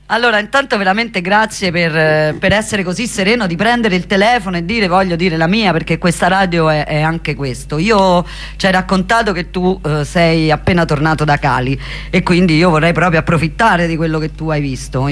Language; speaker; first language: Italian; native; Italian